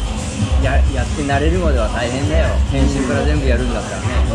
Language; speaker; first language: Japanese; native; Japanese